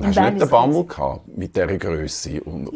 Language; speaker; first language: German; native; German